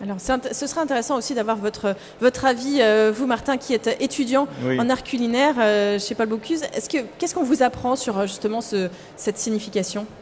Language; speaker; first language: French; native; French